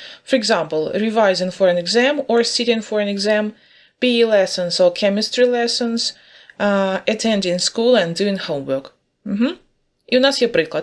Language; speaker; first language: English; non-native, fluent; Ukrainian